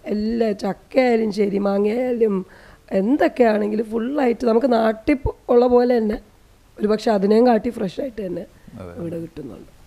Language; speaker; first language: Malayalam; native; Malayalam